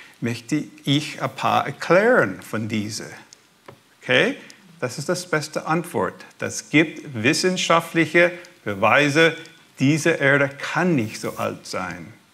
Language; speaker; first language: German; early bilingual, heritage; German